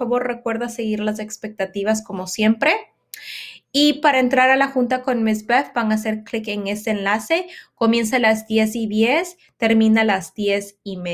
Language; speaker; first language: Spanish; early bilingual, heritage; Spanish